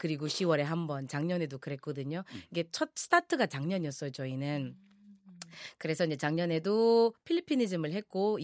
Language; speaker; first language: Korean; non-native, fluent; Filipino